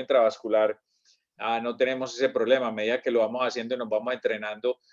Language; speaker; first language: Spanish; native; Spanish